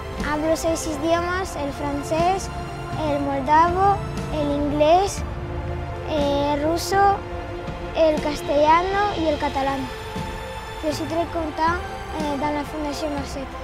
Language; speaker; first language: Spanish; non-native, fluent; Romanian